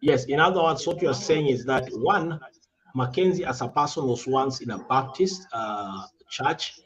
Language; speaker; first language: English; non-native, local second language; Swahili